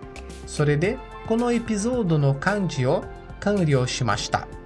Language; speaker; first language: Japanese; non-native, learner; Portuguese